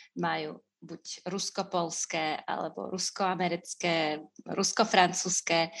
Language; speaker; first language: Slovak; non-native, fluent; Russian